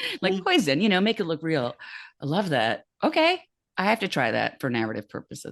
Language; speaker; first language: English; native; English